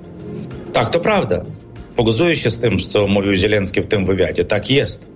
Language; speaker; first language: Polish; non-native, fluent; Ukrainian